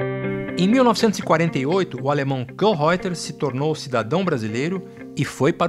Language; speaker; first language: Portuguese; native; Portuguese